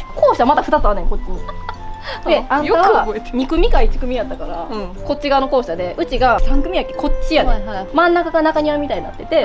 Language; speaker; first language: Japanese; native; Japanese